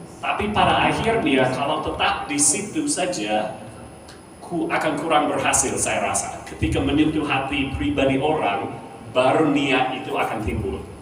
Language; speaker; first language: Indonesian; non-native, fluent; English